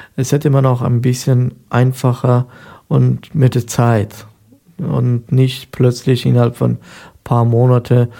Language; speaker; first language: German; non-native, fluent; Persian